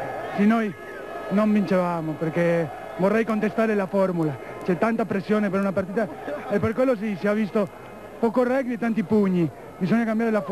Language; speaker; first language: Italian; non-native, fluent; Spanish